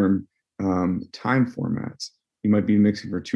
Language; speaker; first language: English; native; English